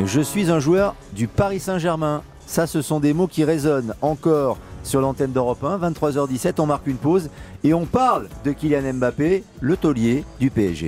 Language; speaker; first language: French; native; French